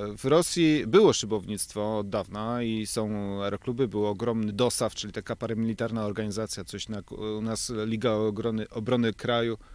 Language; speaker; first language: Polish; native; Polish